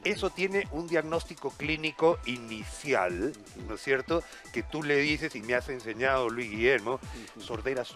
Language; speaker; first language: Spanish; native; Spanish